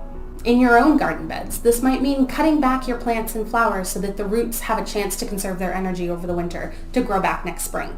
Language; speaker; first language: English; native; English